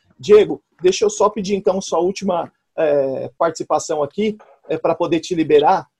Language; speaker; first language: Portuguese; native; Portuguese